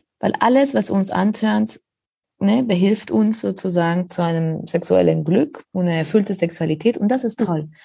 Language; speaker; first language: German; non-native, fluent; Spanish